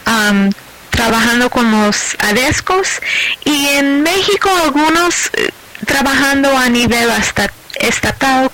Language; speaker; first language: Spanish; non-native, fluent; English